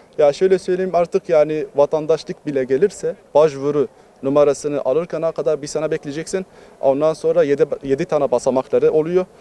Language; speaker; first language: Turkish; non-native, fluent; Arabic